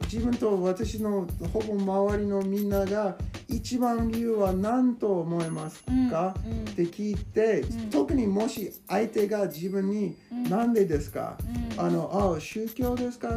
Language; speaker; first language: Japanese; non-native, learner; English